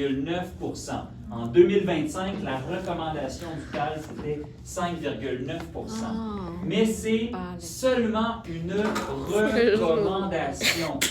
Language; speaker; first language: French; native; French